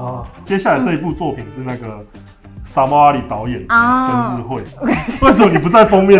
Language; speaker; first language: Chinese; native; Chinese